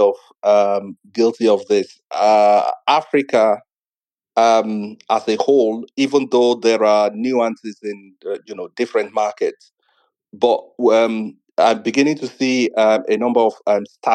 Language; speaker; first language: English; non-native, local second language; Igbo